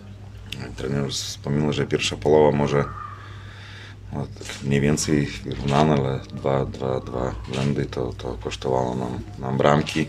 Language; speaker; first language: Polish; non-native, fluent; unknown